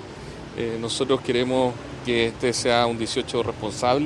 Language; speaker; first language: Spanish; native; Spanish